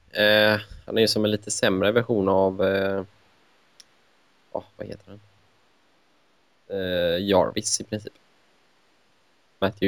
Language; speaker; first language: Swedish; native; Swedish